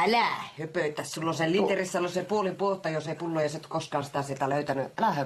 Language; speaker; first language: Finnish; native; Finnish